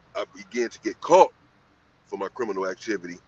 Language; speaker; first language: English; native; English